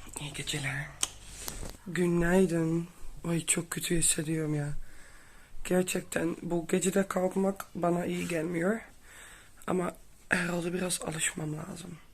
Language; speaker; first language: Turkish; non-native, learner; Dutch